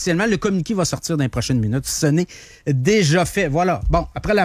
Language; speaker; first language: French; native; French